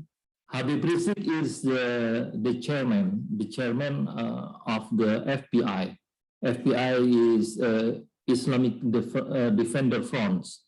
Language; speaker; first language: English; non-native, learner; Indonesian